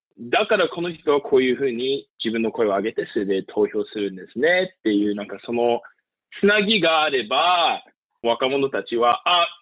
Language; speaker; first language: Japanese; early bilingual, heritage; Japanese